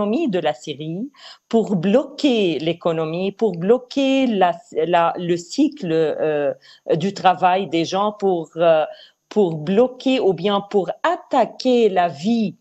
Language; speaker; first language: French; non-native, fluent; Arabic